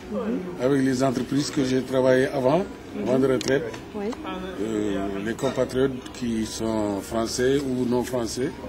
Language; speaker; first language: French; non-native, learner; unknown